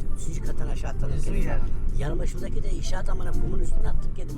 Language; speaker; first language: Turkish; native; Turkish